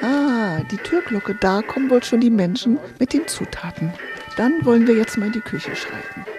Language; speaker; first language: German; native; German